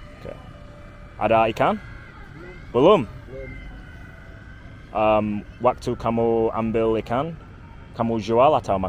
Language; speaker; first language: Indonesian; non-native, learner; English